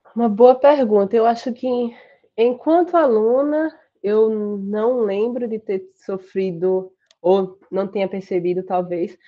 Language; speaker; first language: Portuguese; native; Portuguese